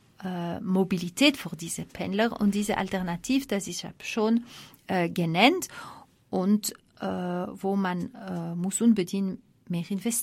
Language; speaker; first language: German; non-native, fluent; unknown